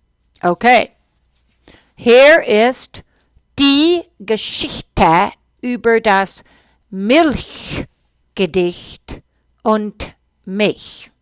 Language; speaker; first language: German; non-native, fluent; English